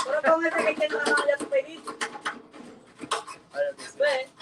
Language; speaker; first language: Spanish; native; Spanish